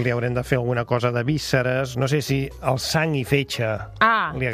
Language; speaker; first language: Catalan; native; Catalan